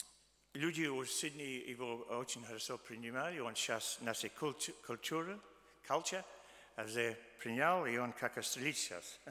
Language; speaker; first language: Russian; early bilingual, heritage; Russian